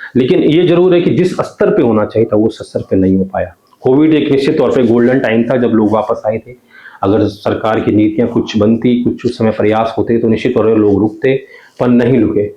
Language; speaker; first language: Hindi; non-native, local second language; Garhwali